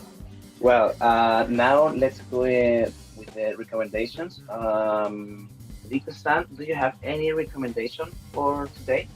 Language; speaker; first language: English; non-native, fluent; Spanish